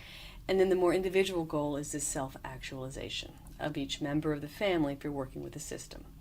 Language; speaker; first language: English; native; English